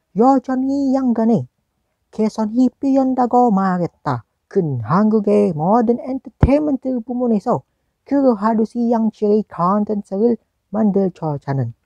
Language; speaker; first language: Korean; non-native, learner; Indonesian